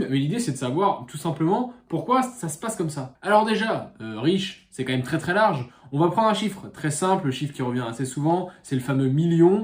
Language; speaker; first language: French; native; French